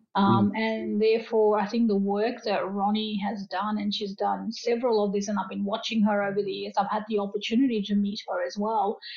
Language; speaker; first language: English; early bilingual, other home language; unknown